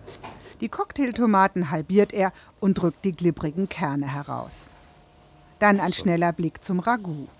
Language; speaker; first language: German; native; German